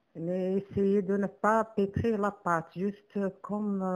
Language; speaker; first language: French; non-native, local second language; Arabic